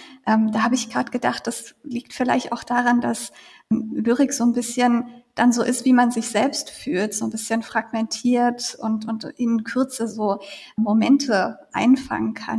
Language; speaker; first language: German; native; German